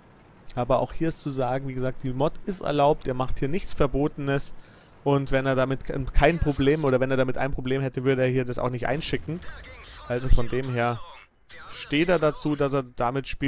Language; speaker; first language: German; native; German